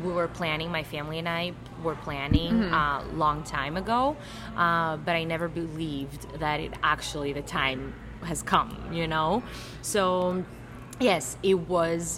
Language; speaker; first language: English; non-native, fluent; Greek